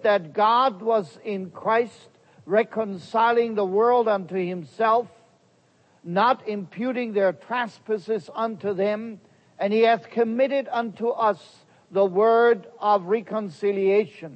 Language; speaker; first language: English; non-native, fluent; German